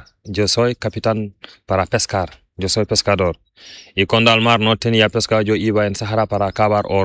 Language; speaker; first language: Spanish; non-native, learner; Fula